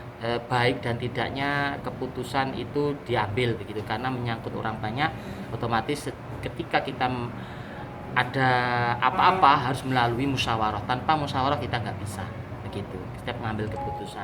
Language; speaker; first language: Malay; non-native, local second language; Javanese